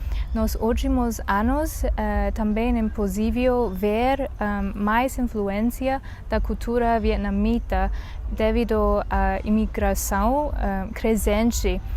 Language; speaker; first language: Portuguese; non-native, learner; Chinese